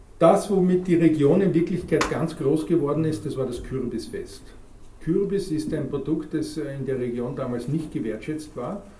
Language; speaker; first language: German; native; German